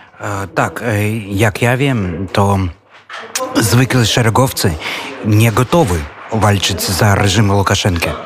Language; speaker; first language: Polish; non-native, learner; Belarusian